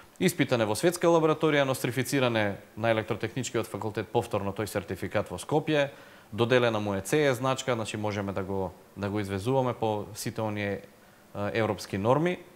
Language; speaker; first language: Macedonian; native; Macedonian